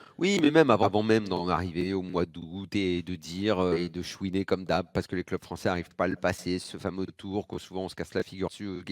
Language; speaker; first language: French; native; French